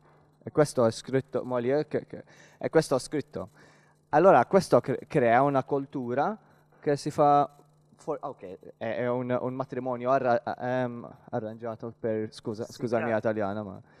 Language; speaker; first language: Italian; non-native, learner; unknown